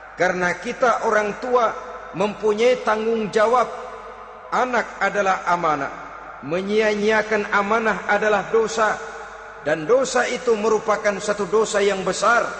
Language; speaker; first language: Indonesian; native; Indonesian